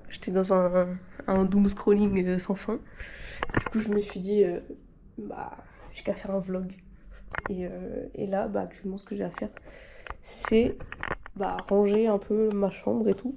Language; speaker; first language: French; native; French